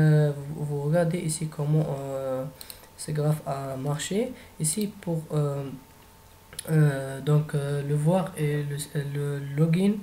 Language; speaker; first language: French; non-native, fluent; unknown